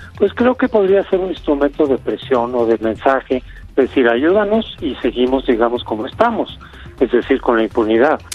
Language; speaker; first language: Spanish; native; Spanish